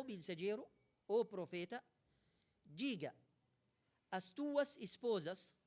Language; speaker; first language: Portuguese; non-native, fluent; Arabic